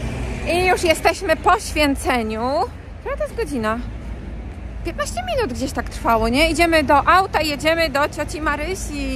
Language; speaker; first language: Polish; native; Polish